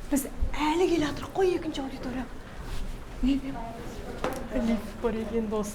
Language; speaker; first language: Kazakh; native; Kazakh